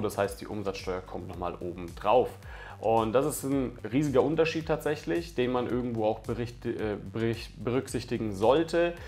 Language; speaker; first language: German; native; German